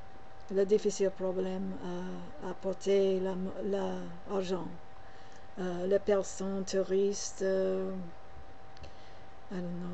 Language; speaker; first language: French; non-native, learner; English